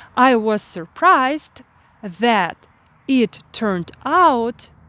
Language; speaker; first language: English; non-native, fluent; Ukrainian